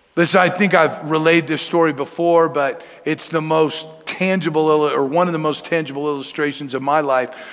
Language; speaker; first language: English; native; English